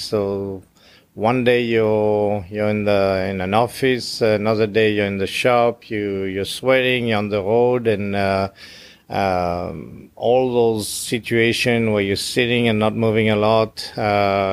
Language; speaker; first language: English; non-native, fluent; French